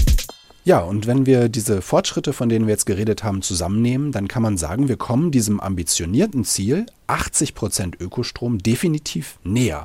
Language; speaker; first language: German; native; German